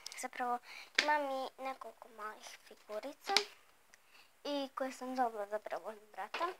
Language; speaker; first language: Bosnian; early bilingual, heritage; Bosnian